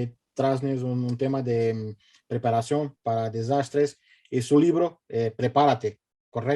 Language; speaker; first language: Spanish; non-native, learner; Portuguese